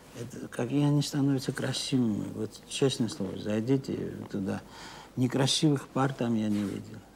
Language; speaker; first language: Russian; non-native, local second language; Georgian